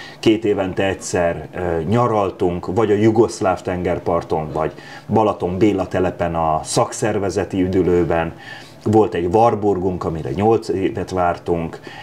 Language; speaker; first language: Hungarian; native; Hungarian